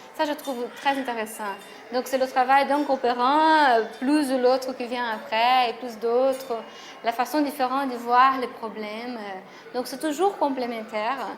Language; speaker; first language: French; non-native, fluent; Portuguese